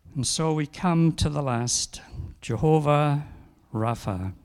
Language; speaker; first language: English; native; English